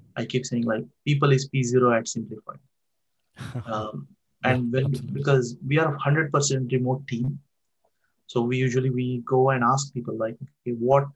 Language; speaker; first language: English; non-native, local second language; Marathi